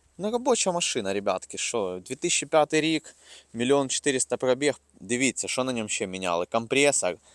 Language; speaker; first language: Ukrainian; non-native, local second language; Russian